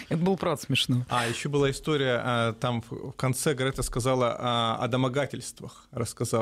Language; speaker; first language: Russian; native; Russian